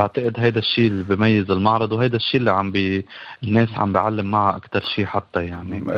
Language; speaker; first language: Arabic; native; Arabic